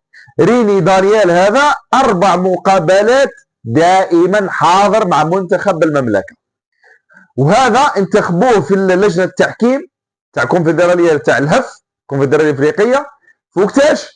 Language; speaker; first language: Arabic; native; Arabic